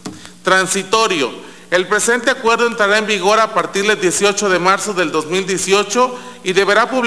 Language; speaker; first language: Spanish; native; Spanish